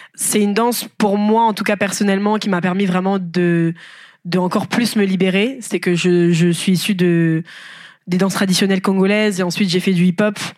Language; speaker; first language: French; non-native, local second language; Lingala